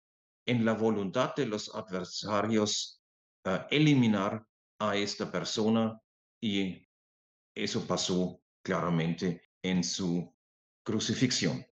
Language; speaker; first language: Spanish; non-native, fluent; German